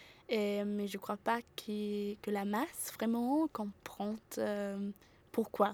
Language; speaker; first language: French; non-native, fluent; German